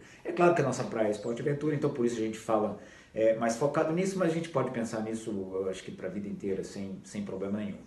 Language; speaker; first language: Portuguese; native; Portuguese